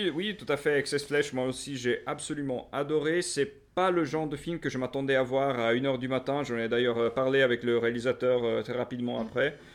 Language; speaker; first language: French; native; French